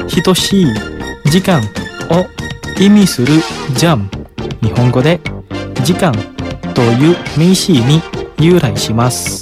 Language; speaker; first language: Japanese; non-native, fluent; Indonesian